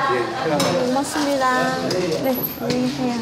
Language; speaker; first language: Korean; non-native, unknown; Vietnamese